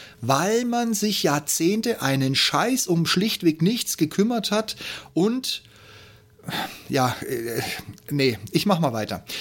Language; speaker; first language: German; native; German